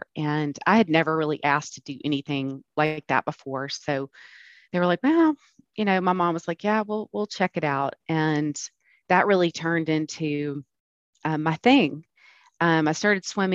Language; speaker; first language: English; native; English